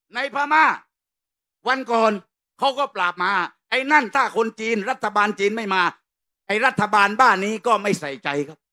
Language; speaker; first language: Thai; native; Thai